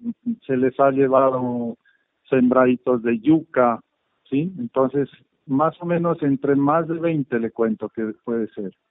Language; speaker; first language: Spanish; native; Spanish